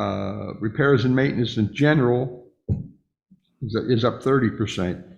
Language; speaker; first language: English; native; English